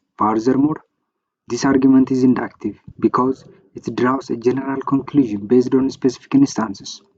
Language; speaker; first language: English; non-native, local second language; Amharic